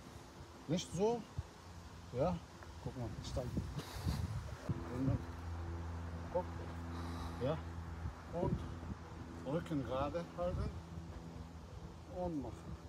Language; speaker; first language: German; non-native, learner; Chechen